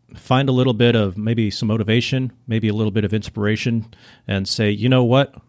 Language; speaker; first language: English; non-native, fluent; Dutch